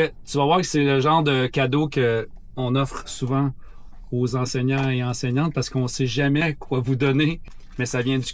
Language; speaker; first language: French; native; French